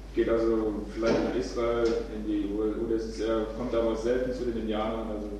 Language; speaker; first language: German; native; German